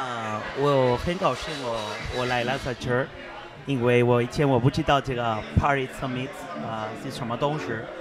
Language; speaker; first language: Chinese; non-native, fluent; Spanish